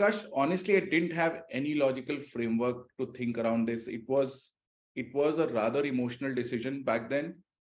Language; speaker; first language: English; non-native, local second language; Hindi